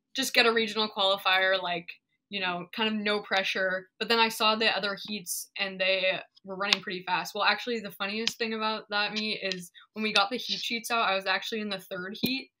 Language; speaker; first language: English; native; English